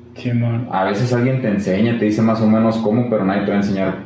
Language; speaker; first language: Spanish; native; Spanish